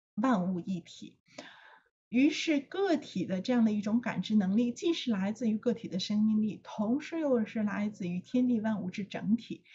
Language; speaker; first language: Chinese; native; Chinese